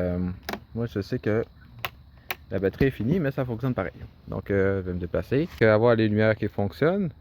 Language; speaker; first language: French; native; French